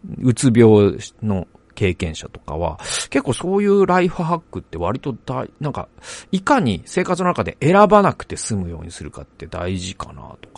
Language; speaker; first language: Japanese; native; Japanese